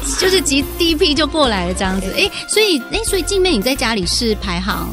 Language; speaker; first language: Chinese; native; Chinese